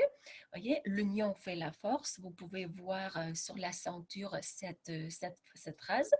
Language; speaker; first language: French; non-native, fluent; Lithuanian